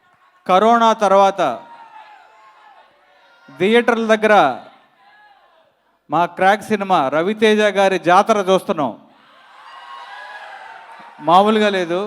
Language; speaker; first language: Telugu; native; Telugu